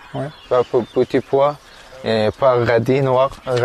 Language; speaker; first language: French; non-native, learner; Persian